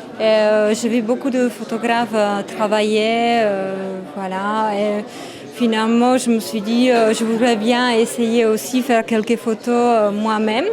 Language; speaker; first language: French; non-native, fluent; Czech